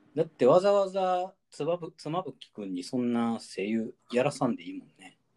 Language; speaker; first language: Japanese; native; Japanese